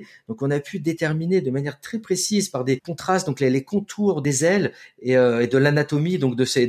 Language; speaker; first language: French; native; French